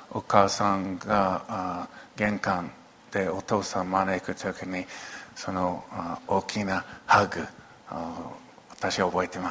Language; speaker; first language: Japanese; non-native, local second language; English